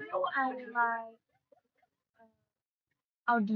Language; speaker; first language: English; non-native, learner; Indonesian